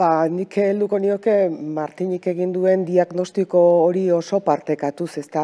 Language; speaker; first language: Basque; native; Basque